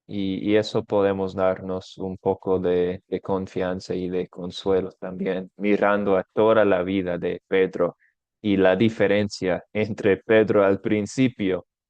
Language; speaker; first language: Spanish; non-native, fluent; English